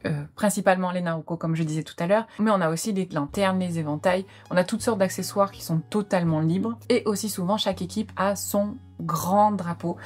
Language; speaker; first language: French; native; French